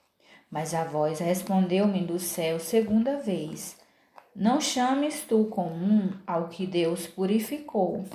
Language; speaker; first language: Portuguese; native; Portuguese